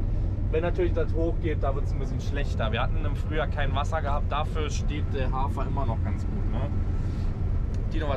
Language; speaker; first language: German; native; German